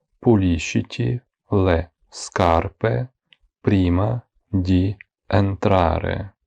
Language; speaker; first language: Italian; non-native, fluent; Ukrainian